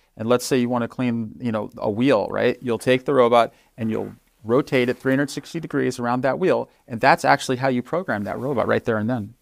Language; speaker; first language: English; native; English